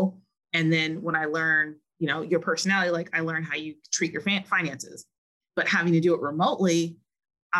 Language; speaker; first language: English; native; English